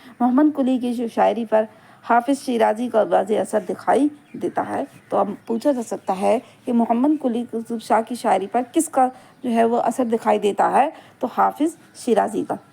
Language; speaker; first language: Urdu; native; Urdu